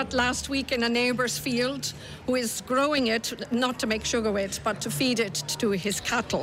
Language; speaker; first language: English; native; English